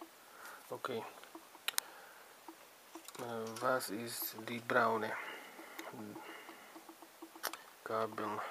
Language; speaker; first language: German; non-native, learner; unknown